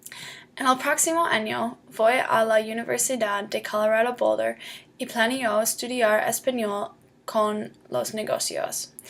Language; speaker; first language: Spanish; non-native, learner; English